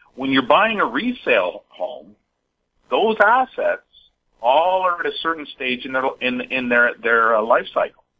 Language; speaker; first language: English; native; English